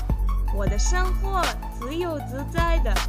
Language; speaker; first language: Chinese; non-native, learner; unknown